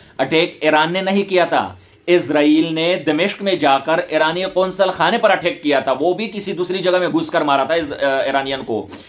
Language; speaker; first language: Urdu; non-native, local second language; Pashto